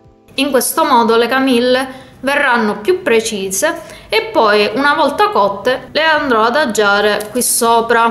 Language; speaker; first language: Italian; native; Italian